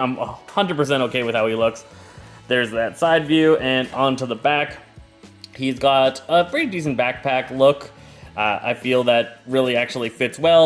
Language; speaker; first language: English; native; English